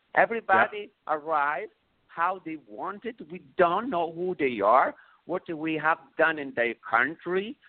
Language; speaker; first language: English; non-native, fluent; Italian